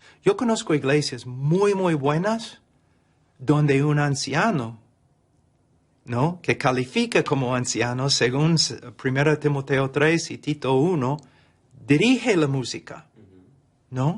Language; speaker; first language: Spanish; non-native, fluent; English